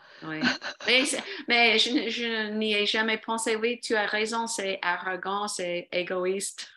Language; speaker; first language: French; non-native, fluent; English